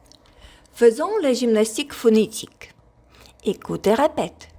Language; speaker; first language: French; non-native, fluent; Ukrainian